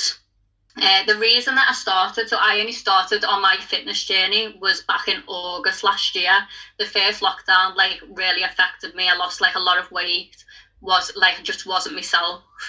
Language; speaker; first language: English; native; English